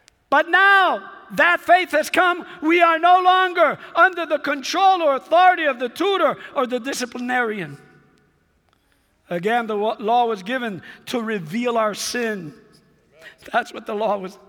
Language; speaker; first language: English; non-native, fluent; Spanish